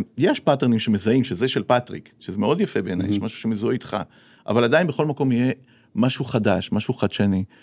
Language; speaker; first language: Hebrew; native; Hebrew